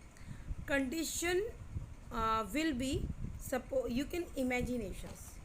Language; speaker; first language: English; non-native, local second language; Hindi